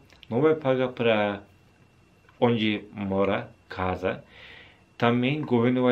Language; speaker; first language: Portuguese; non-native, learner; Turkish